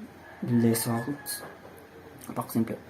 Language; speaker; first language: French; non-native, learner; Spanish